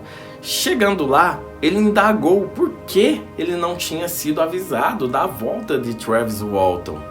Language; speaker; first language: Portuguese; native; Portuguese